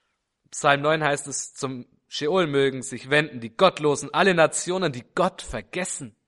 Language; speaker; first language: German; native; German